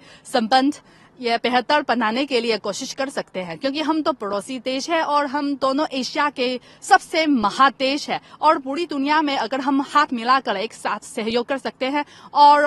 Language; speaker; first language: Hindi; non-native, fluent; Chinese